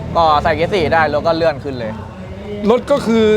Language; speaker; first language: Thai; native; Thai